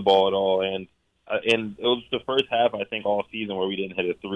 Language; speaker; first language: English; native; English